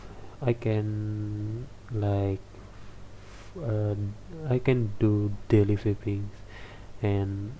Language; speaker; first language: English; non-native, learner; Indonesian